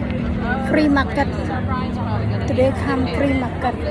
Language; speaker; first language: English; non-native, learner; Khmer